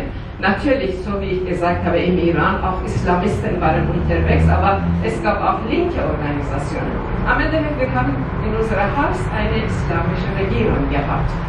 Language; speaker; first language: German; non-native, learner; Persian